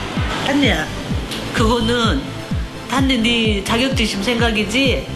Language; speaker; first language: Korean; native; Korean